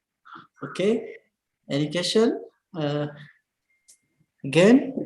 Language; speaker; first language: English; non-native, learner; Indonesian